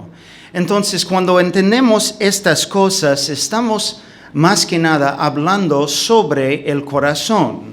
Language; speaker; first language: Spanish; non-native, fluent; English